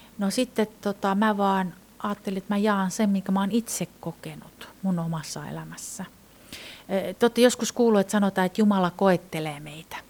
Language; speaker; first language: Finnish; non-native, fluent; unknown